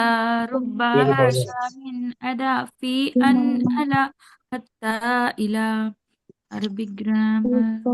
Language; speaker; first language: Arabic; non-native, learner; Urdu